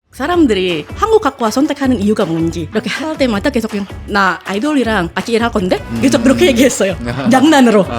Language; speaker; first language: Korean; non-native, fluent; Indonesian